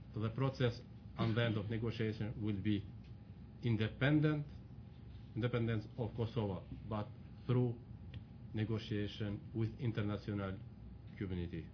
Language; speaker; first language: English; non-native, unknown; Albanian